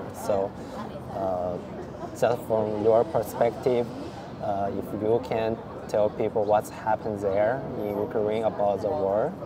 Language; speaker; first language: English; non-native, fluent; Chinese